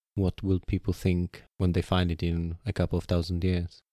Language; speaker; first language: English; non-native, fluent; Polish